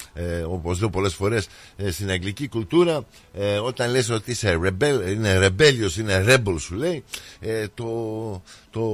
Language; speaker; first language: Greek; early bilingual, heritage; Greek